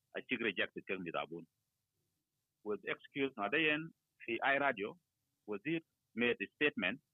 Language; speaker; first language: English; non-native, fluent; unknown